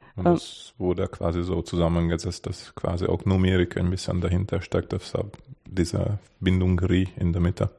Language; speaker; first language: German; non-native, fluent; Hungarian